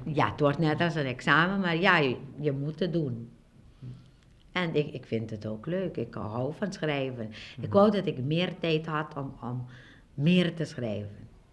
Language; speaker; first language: Dutch; non-native, local second language; Papiamento